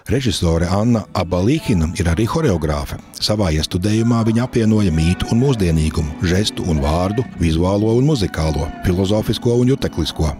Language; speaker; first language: Latvian; native; Latvian